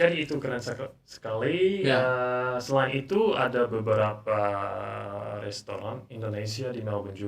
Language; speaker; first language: Indonesian; non-native, learner; English